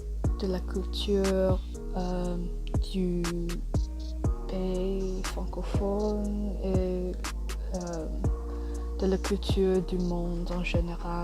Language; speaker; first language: French; non-native, learner; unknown